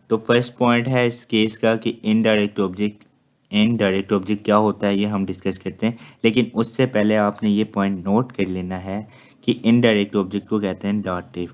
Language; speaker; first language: Urdu; native; Urdu